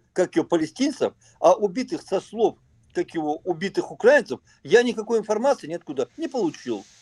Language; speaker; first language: Russian; native; Russian